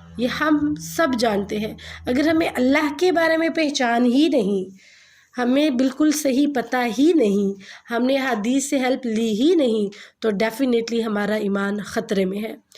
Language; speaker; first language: Urdu; non-native, local second language; Punjabi